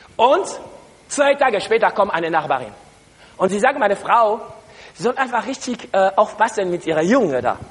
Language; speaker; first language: German; non-native, learner; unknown